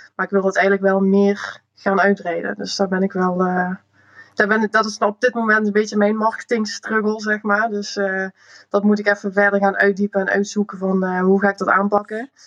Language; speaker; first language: Dutch; native; Dutch